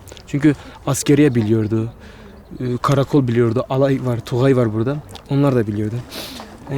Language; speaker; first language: Turkish; non-native, local second language; Kurdish